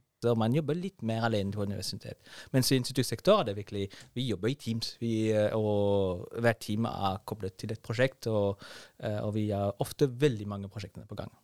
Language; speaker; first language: Norwegian; non-native, fluent; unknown